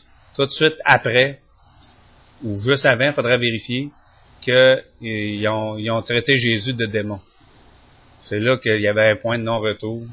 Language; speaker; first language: French; native; French